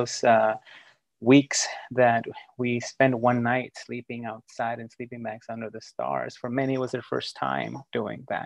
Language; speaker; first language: English; early bilingual, other home language; Spanish